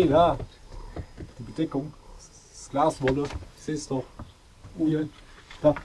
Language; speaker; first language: German; native; German